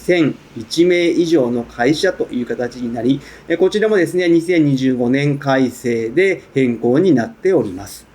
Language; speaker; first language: Japanese; native; Japanese